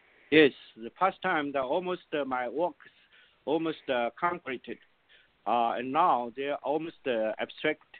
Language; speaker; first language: English; non-native, learner; Chinese